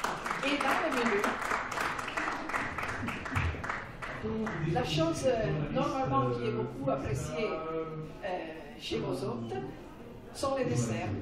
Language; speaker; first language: French; non-native, fluent; Italian